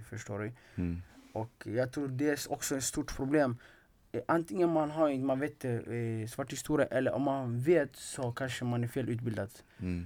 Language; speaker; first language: Swedish; non-native, fluent; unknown